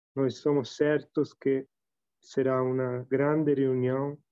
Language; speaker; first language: Portuguese; non-native, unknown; Italian